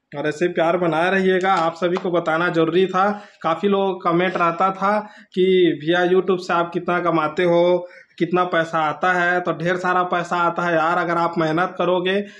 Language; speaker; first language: Hindi; native; Hindi